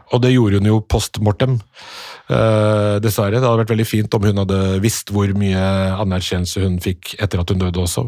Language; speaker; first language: Norwegian; early bilingual, other home language; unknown